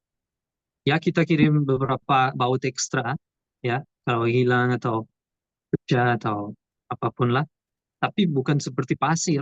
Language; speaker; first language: Indonesian; non-native, learner; Portuguese